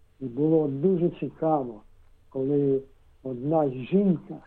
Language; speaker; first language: Ukrainian; non-native, local second language; Russian